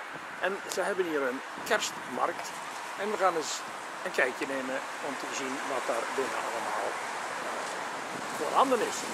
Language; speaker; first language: Dutch; native; Dutch